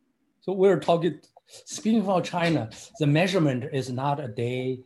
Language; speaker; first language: English; non-native, fluent; Chinese